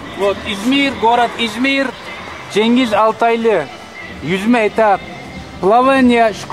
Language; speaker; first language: Russian; non-native, learner; Turkish